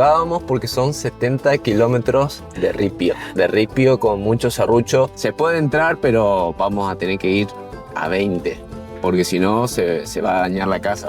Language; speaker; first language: Spanish; native; Spanish